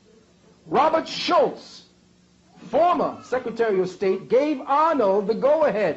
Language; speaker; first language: English; native; English